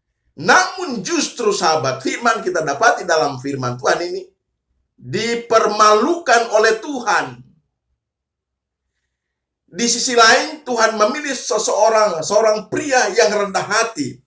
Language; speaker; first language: Indonesian; native; Indonesian